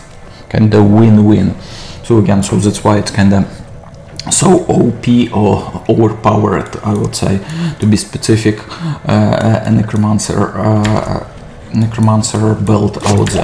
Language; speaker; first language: English; non-native, fluent; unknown